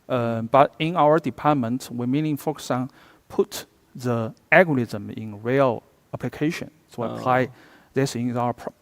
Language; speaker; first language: English; non-native, fluent; Chinese